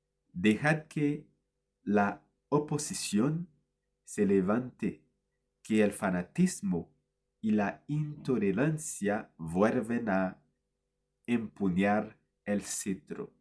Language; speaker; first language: Spanish; non-native, fluent; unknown